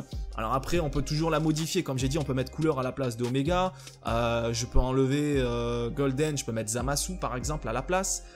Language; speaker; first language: French; native; French